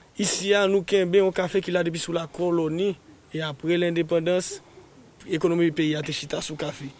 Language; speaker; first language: Haitian Creole; native; Haitian Creole